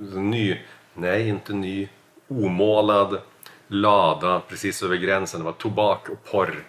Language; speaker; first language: Swedish; non-native, fluent; Norwegian